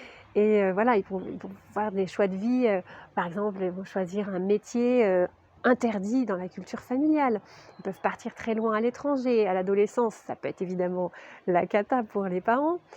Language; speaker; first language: French; native; French